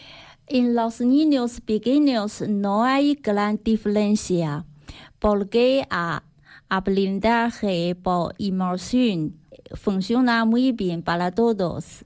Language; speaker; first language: Spanish; non-native, learner; Chinese